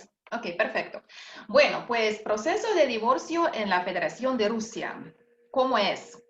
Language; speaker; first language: Spanish; non-native, fluent; Russian